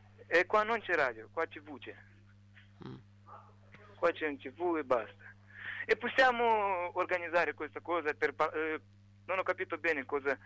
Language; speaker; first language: Italian; non-native, learner; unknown